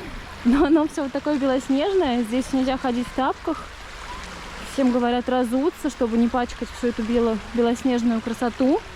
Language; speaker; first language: Russian; native; Russian